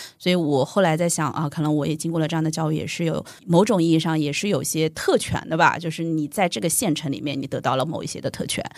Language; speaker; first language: Chinese; native; Chinese